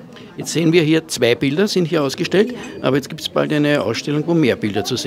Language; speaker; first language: German; native; German